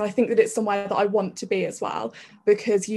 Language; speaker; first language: English; native; English